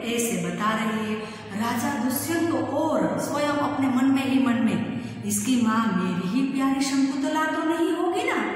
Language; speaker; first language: Hindi; non-native, local second language; Gujarati